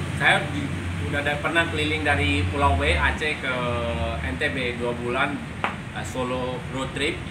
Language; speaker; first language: Indonesian; non-native, fluent; Urdu